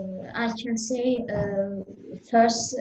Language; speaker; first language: English; non-native, learner; Azerbaijani